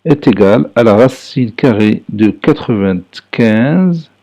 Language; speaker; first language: French; non-native, local second language; Arabic